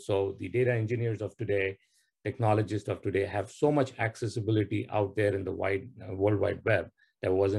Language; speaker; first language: English; non-native, local second language; Tamil